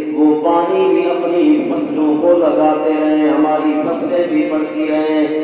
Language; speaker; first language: Urdu; non-native, local second language; Saraiki